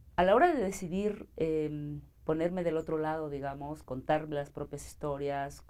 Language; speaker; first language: Spanish; native; Spanish